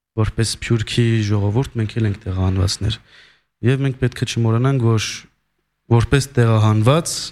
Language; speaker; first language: Armenian; early bilingual, heritage; Armenian